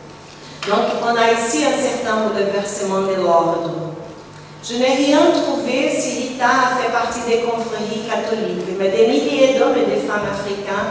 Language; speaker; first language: French; non-native, fluent; Portuguese